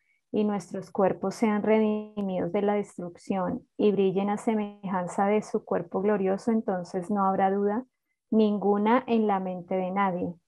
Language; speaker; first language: Spanish; native; Spanish